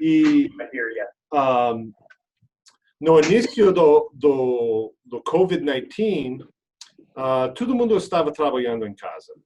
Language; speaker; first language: Portuguese; non-native, fluent; English